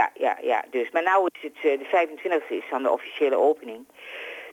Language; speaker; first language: Dutch; native; Dutch